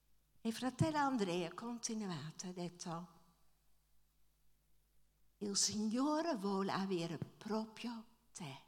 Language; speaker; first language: Italian; non-native, fluent; Dutch